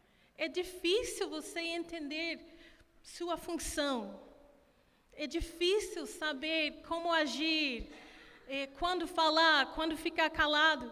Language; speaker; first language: Portuguese; non-native, fluent; English